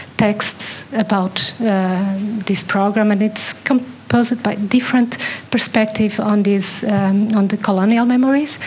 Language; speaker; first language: English; non-native, fluent; Portuguese